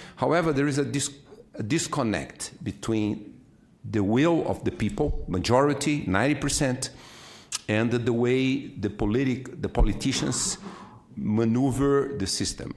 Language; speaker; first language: English; non-native, fluent; Portuguese